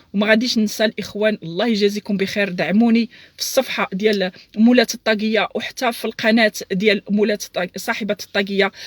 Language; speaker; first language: Arabic; native; Arabic